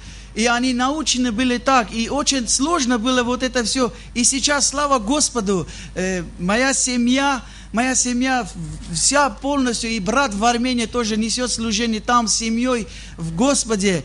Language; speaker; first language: Russian; non-native, fluent; Armenian